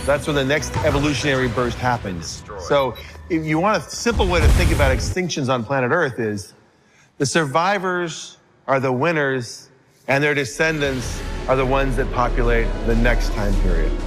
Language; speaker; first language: English; native; English